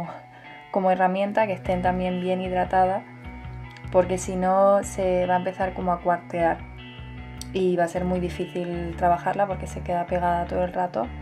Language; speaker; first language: Spanish; native; Spanish